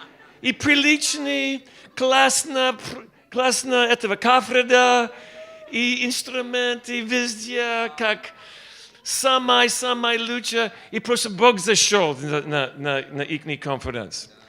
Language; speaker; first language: Russian; non-native, learner; English